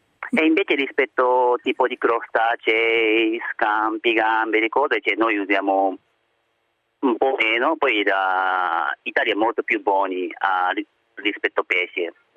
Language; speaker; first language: Italian; non-native, learner; Japanese